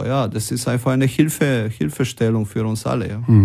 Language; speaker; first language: German; non-native, fluent; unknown